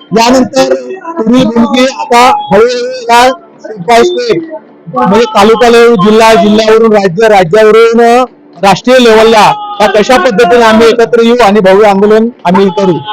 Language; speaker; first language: Marathi; non-native, local second language; Lambadi